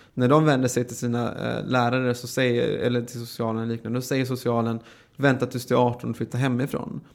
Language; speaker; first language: Swedish; native; Swedish